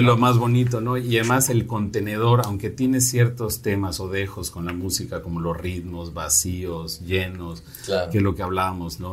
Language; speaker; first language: Spanish; native; Spanish